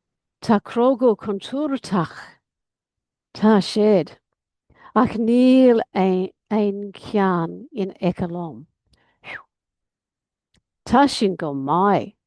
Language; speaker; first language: Irish; non-native, learner; English